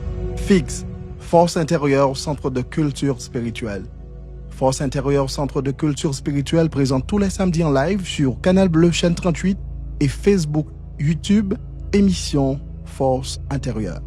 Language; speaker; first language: French; non-native, local second language; Haitian Creole